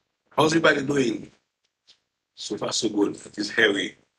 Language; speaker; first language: English; non-native, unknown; Haitian Creole